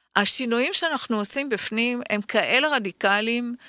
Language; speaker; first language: Hebrew; native; Hebrew